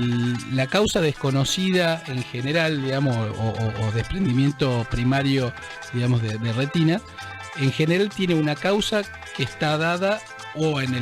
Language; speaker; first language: Spanish; native; Spanish